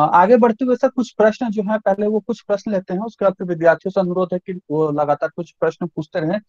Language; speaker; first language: Hindi; native; Hindi